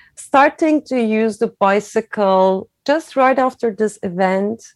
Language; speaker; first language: English; non-native, fluent; Turkish